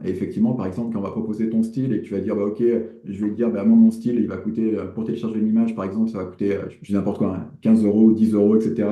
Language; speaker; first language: French; native; French